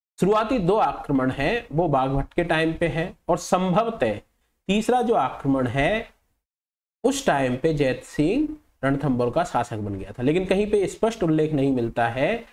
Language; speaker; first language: Hindi; native; Hindi